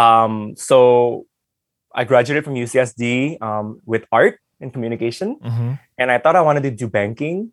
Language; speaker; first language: English; early bilingual, other home language; Indonesian